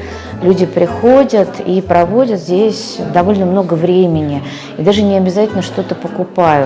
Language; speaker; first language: Russian; native; Russian